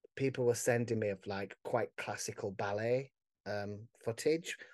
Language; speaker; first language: English; native; English